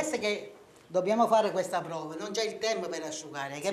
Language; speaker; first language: Italian; native; Italian